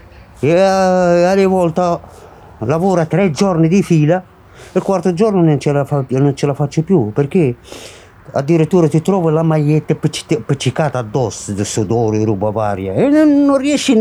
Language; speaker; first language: Italian; non-native, fluent; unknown